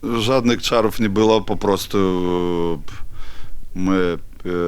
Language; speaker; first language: Polish; non-native, learner; Ukrainian